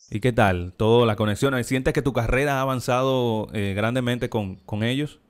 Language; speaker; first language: Spanish; native; Spanish